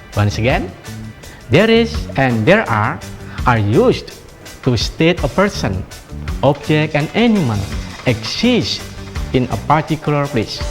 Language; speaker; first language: English; non-native, fluent; Indonesian